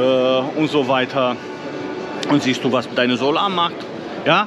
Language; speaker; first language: German; non-native, fluent; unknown